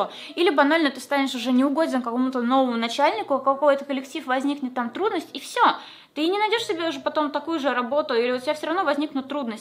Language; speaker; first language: Russian; native; Russian